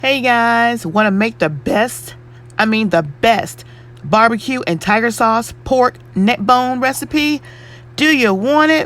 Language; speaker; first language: English; native; English